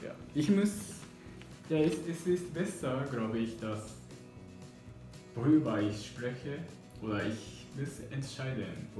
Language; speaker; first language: German; non-native, learner; Japanese